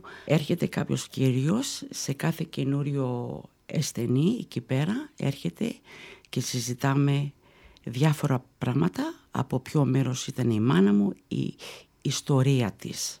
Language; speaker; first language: Greek; early bilingual, heritage; Greek